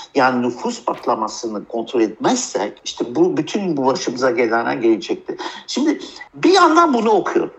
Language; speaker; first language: Turkish; early bilingual, heritage; Turkish